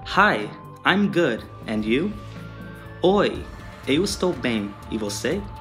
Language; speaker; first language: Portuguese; non-native, fluent; English